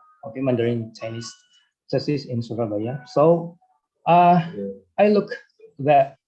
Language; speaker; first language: English; non-native, learner; Indonesian